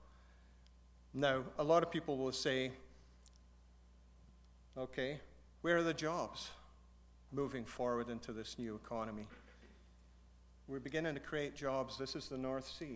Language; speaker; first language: English; native; English